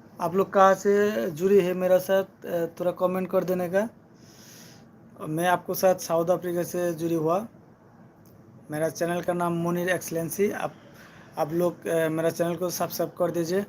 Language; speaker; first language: Hindi; non-native, learner; Bangla